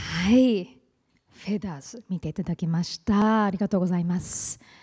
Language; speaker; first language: Japanese; native; Japanese